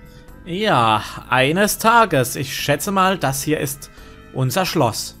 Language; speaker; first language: German; native; German